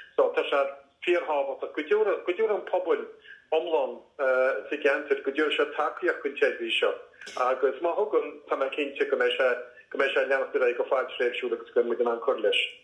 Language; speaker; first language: Irish; native; Irish